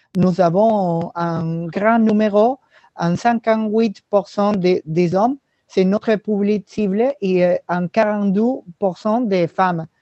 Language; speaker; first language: French; non-native, learner; Spanish